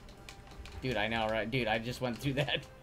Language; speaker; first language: English; native; English